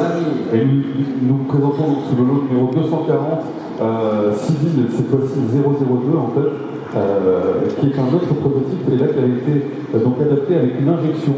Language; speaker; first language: French; native; French